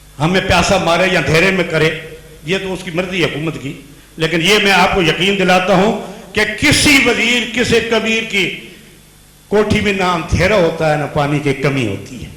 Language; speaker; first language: Urdu; non-native, local second language; Punjabi